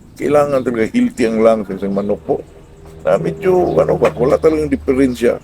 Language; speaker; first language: Filipino; non-native, local second language; Cebuano